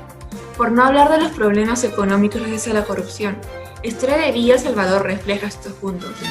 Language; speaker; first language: Spanish; native; Spanish